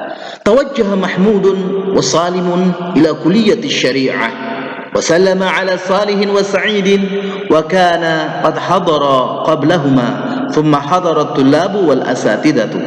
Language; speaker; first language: Arabic; non-native, fluent; Indonesian